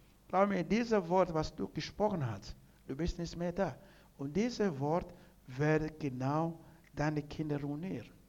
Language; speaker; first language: German; non-native, learner; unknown